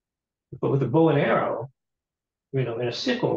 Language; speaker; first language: English; native; English